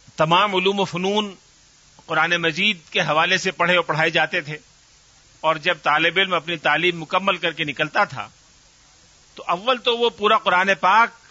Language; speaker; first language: Urdu; native; Urdu